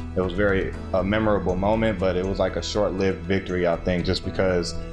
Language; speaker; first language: English; native; English